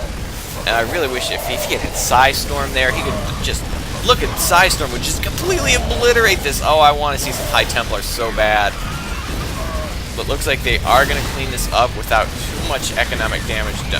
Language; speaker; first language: English; native; English